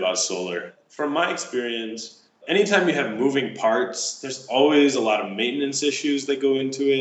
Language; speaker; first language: English; native; English